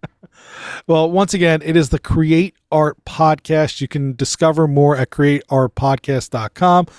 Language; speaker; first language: English; native; English